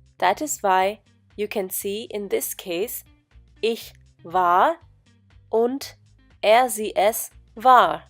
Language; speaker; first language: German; non-native, fluent; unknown